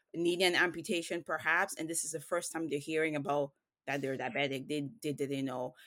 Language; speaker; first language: English; early bilingual, other home language; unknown